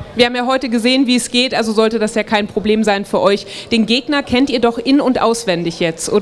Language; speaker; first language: German; native; German